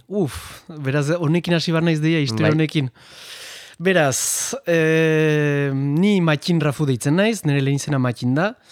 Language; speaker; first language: Basque; non-native, local second language; Spanish